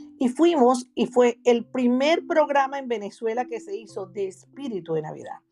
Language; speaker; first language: Spanish; native; Spanish